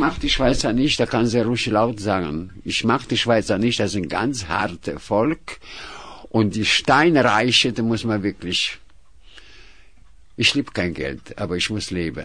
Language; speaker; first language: German; non-native, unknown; Russian